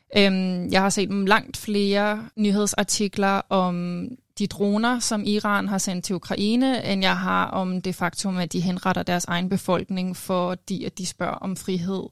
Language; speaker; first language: Danish; native; Danish